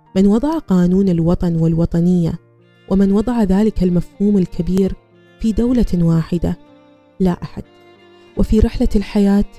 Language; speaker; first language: Arabic; early bilingual, other home language; German